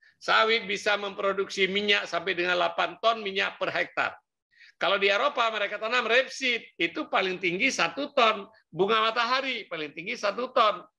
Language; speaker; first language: Indonesian; non-native, local second language; Achinese